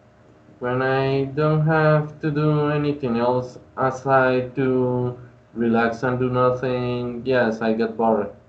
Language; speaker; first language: English; non-native, learner; Spanish